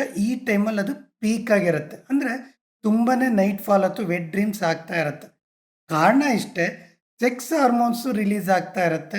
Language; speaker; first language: Kannada; native; Kannada